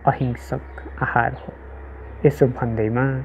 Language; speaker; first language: Nepali; native; Nepali